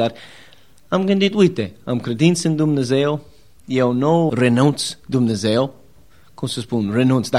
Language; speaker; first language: Romanian; non-native, learner; English